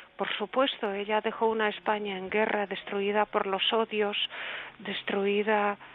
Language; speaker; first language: Spanish; early bilingual, other home language; Russian